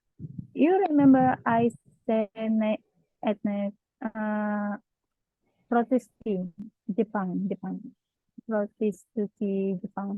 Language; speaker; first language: English; non-native, learner; Indonesian